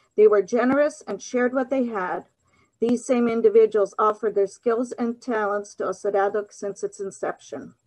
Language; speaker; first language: English; early bilingual, other home language; Ukrainian